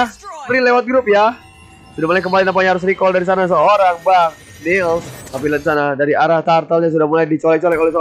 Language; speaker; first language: Indonesian; native; Indonesian